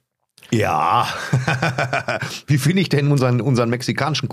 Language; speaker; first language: German; native; German